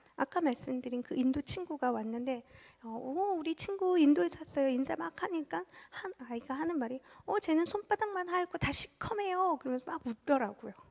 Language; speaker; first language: Korean; early bilingual, heritage; Korean